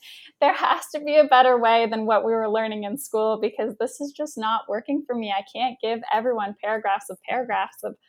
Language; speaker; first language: English; native; English